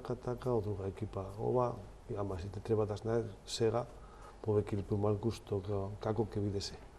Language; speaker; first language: Macedonian; non-native, learner; Spanish